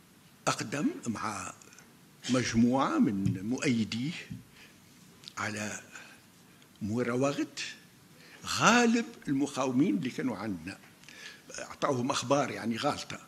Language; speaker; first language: Arabic; native; Arabic